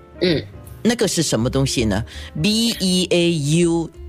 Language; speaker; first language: Chinese; native; Chinese